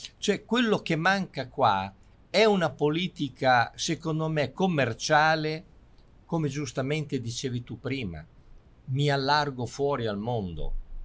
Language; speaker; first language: Italian; native; Italian